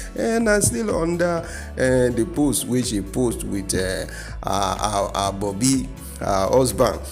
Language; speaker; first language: Nigerian Pidgin; non-native, local second language; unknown